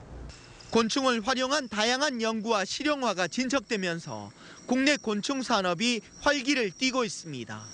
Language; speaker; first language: Korean; native; Korean